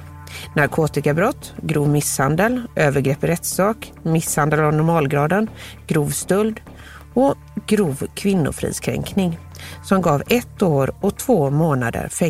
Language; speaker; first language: Swedish; native; Swedish